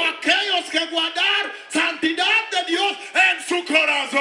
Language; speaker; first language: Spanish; non-native, learner; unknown